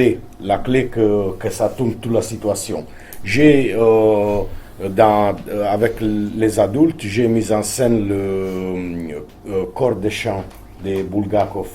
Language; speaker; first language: French; non-native, fluent; Italian